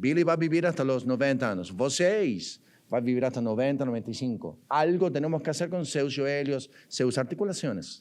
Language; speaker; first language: Portuguese; non-native, learner; Spanish